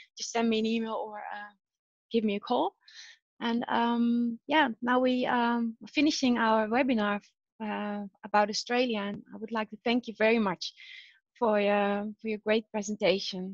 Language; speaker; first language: English; non-native, fluent; Dutch